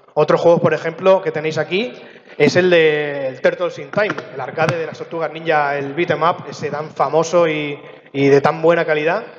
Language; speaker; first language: Spanish; native; Spanish